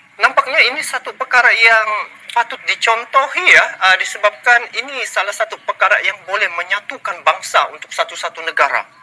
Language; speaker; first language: Malay; native; Malay